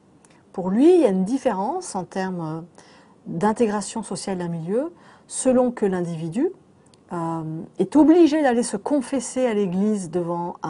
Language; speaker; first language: French; native; French